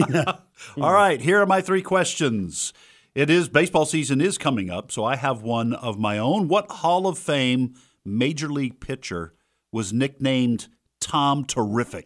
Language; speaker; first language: English; native; English